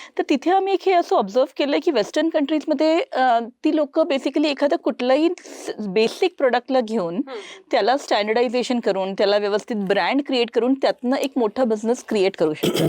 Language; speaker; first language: Marathi; non-native, local second language; Marwari